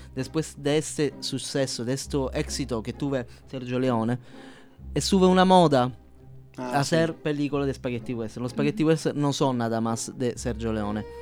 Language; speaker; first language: Spanish; non-native, learner; Sicilian